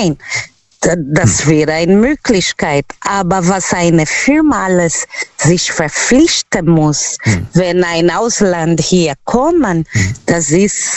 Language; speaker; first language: German; non-native, fluent; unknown